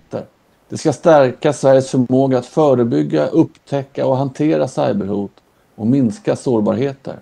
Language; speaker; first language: Swedish; native; Swedish